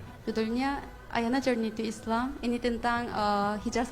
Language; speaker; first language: Indonesian; non-native, fluent; Korean